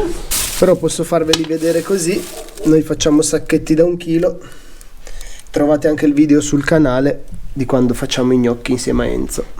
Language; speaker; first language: Italian; native; Italian